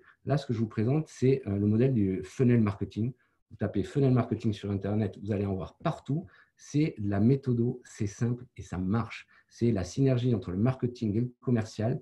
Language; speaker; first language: French; native; French